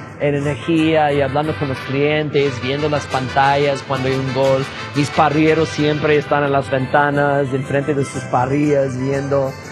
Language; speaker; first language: Spanish; non-native, fluent; English